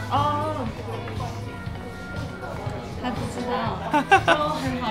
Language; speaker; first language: Chinese; non-native, learner; English